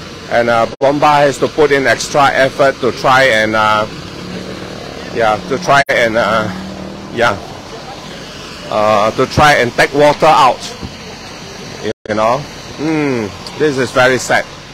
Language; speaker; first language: English; non-native, local second language; Chinese